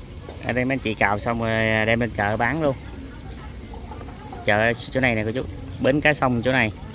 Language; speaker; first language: Vietnamese; native; Vietnamese